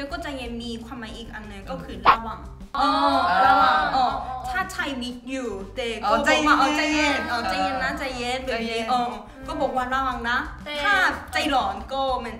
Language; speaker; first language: Thai; non-native, fluent; Korean